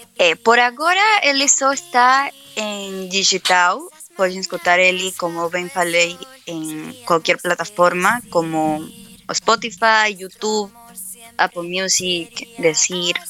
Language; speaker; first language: Portuguese; non-native, fluent; Spanish